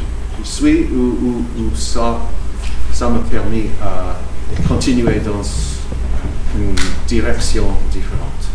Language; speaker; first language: French; non-native, fluent; English